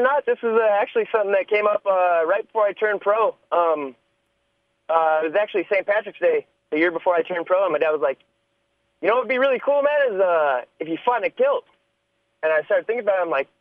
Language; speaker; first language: English; native; English